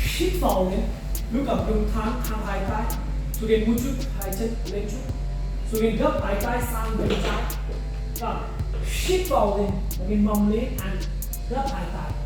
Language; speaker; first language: Vietnamese; non-native, learner; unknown